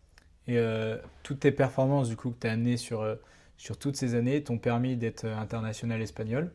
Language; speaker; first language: French; native; French